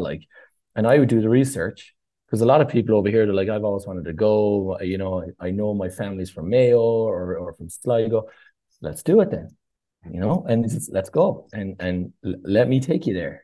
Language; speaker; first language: English; native; English